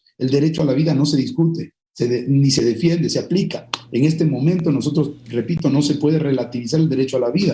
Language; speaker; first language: Spanish; native; Spanish